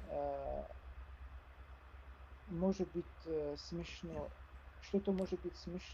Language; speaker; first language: Russian; non-native, learner; French